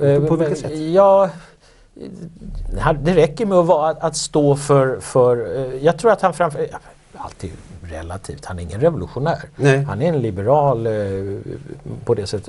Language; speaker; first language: Swedish; native; Swedish